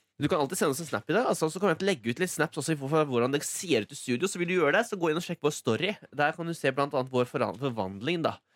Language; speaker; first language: Norwegian; native; Norwegian